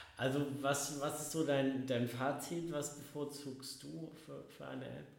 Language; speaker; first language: German; native; German